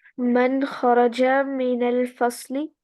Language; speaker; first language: Arabic; non-native, learner; Urdu